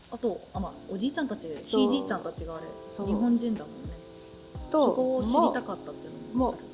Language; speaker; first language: Japanese; early bilingual, other home language; Portuguese